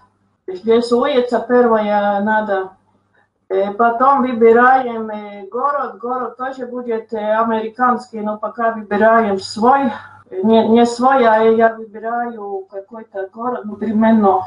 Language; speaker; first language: Russian; non-native, local second language; Latvian